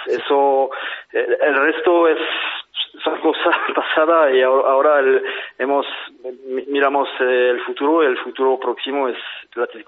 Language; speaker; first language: Spanish; non-native, fluent; French